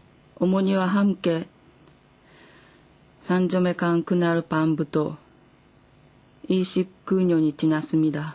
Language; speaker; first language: Korean; non-native, fluent; Japanese